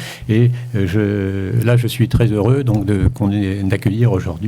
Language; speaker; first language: French; native; French